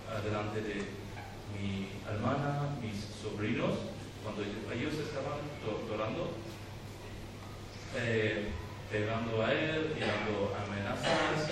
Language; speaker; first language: Spanish; non-native, learner; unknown